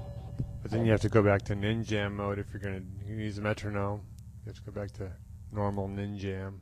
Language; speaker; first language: English; native; English